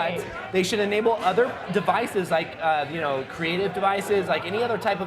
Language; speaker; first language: English; native; English